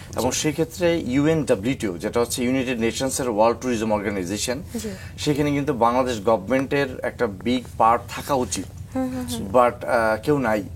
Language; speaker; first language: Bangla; native; Bangla